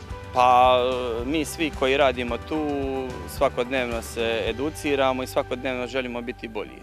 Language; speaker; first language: Croatian; native; Croatian